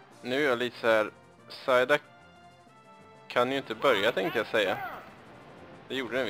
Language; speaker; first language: Swedish; native; Swedish